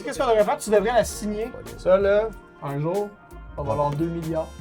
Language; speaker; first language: French; native; French